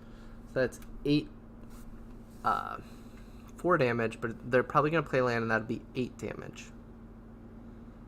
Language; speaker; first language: English; native; English